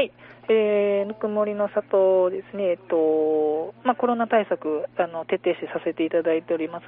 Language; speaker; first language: Japanese; native; Japanese